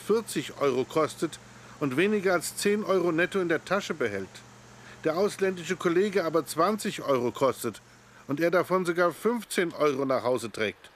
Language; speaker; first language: German; native; German